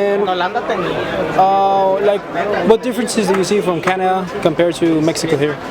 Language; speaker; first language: English; non-native, learner; Spanish